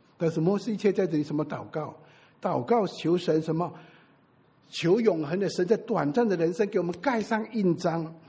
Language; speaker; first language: Chinese; native; Chinese